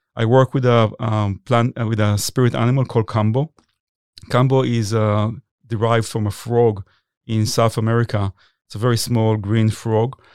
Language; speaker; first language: English; non-native, fluent; Hebrew